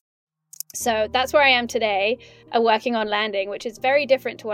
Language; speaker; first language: English; native; English